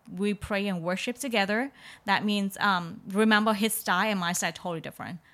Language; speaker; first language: English; non-native, fluent; Vietnamese